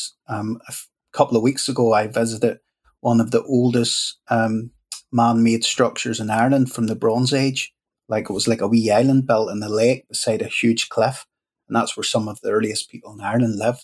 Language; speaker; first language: English; native; English